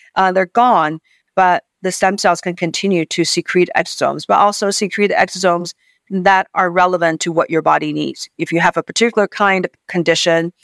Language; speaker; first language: English; non-native, fluent; Chinese